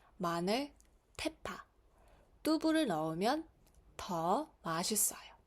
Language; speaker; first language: Korean; non-native, fluent; Mongolian